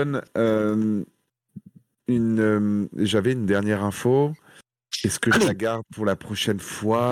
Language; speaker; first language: French; native; French